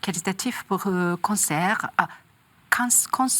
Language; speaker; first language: French; non-native, learner; Japanese